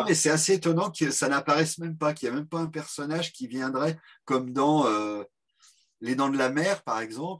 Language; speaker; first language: French; native; French